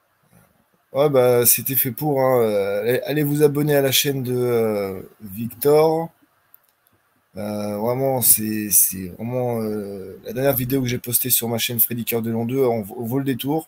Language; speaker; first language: French; native; French